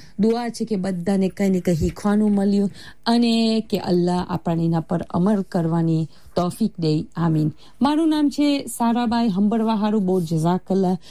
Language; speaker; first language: Gujarati; early bilingual, heritage; Gujarati